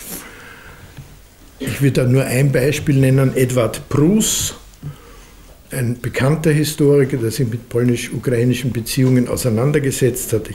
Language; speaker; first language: German; native; German